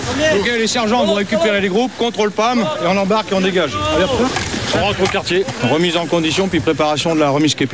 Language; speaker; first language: French; native; French